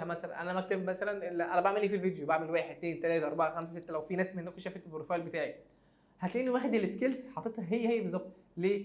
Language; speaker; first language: Arabic; native; Arabic